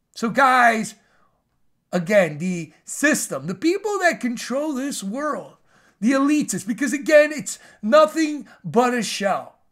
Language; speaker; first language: English; native; English